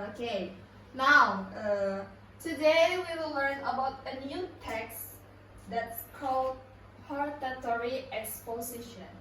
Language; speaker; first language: English; non-native, learner; Indonesian